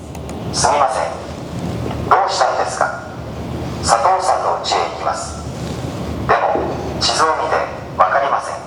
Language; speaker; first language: Japanese; non-native, learner; Bangla